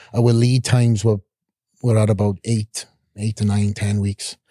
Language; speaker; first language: English; native; English